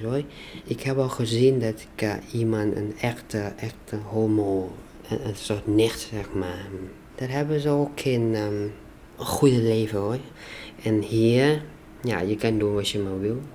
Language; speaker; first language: Dutch; non-native, learner; Thai